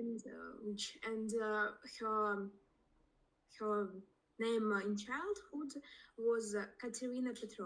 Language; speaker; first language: English; non-native, learner; Russian